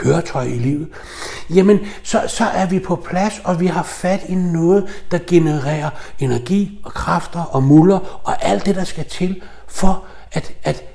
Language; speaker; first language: Danish; native; Danish